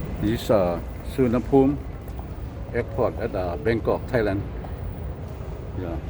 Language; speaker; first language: English; non-native, learner; Lao